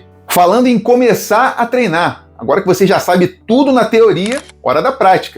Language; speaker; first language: Portuguese; native; Portuguese